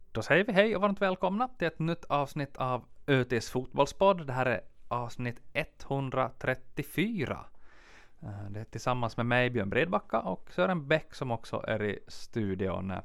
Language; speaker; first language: Swedish; native; Swedish